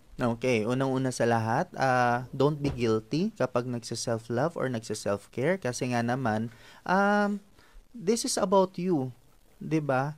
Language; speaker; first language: Filipino; non-native, local second language; Hiligaynon